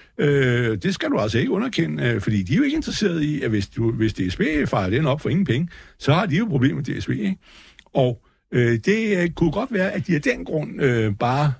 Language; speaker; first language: Danish; native; Danish